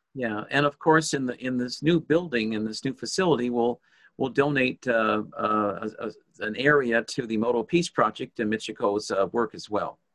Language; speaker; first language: English; native; English